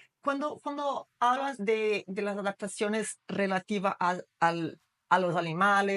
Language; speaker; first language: Spanish; non-native, fluent; Portuguese